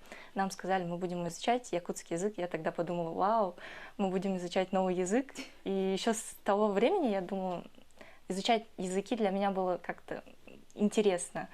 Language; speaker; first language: Russian; early bilingual, other home language; Kyrgyz